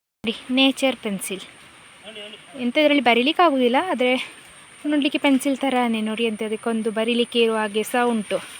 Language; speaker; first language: Kannada; native; Kannada